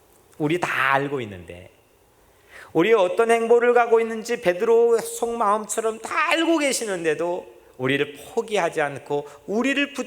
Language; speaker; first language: Korean; native; Korean